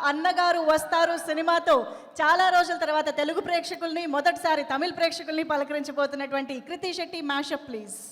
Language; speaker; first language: Telugu; native; Telugu